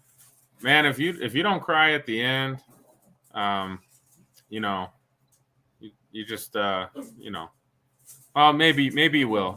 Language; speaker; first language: English; native; English